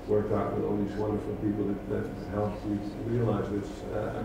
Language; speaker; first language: English; non-native, fluent; Dutch